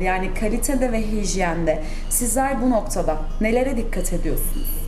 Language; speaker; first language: Turkish; native; Turkish